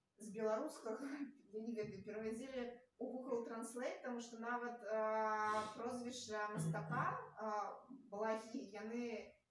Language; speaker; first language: Belarusian; non-native, local second language; Russian